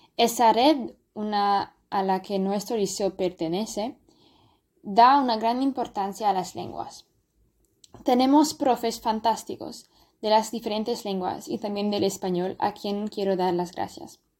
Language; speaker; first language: Spanish; non-native, learner; German